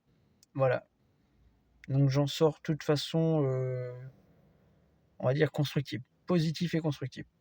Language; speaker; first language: French; native; French